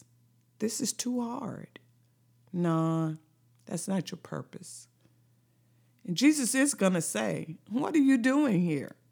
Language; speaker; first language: English; native; English